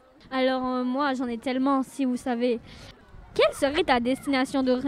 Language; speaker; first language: French; native; French